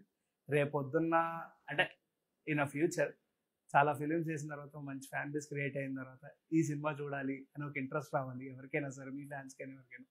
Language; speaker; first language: Telugu; native; Telugu